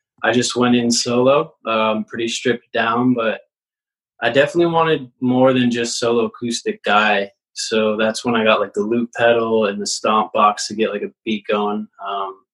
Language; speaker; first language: English; native; English